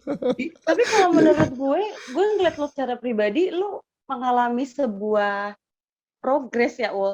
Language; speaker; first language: Indonesian; native; Indonesian